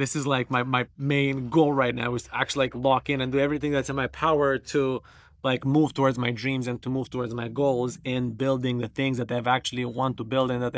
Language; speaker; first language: English; non-native, fluent; Romanian